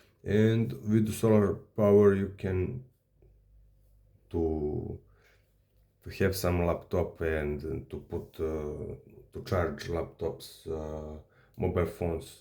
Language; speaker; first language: English; non-native, learner; Serbian